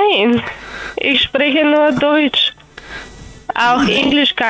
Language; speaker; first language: German; non-native, learner; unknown